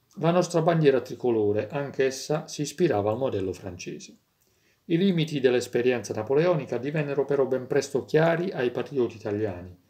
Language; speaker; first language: Italian; native; Italian